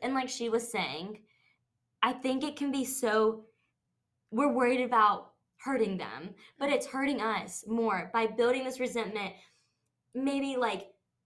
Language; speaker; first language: English; native; English